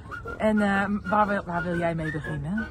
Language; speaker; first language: Dutch; native; Dutch